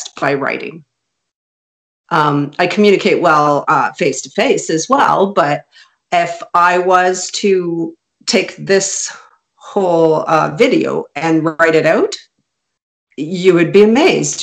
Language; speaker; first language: English; non-native, fluent; Hungarian